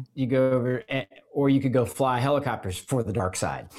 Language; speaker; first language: English; native; English